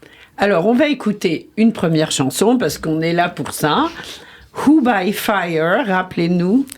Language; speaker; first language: French; native; French